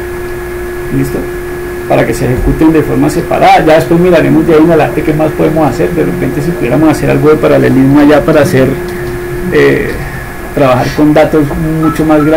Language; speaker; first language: Spanish; native; Spanish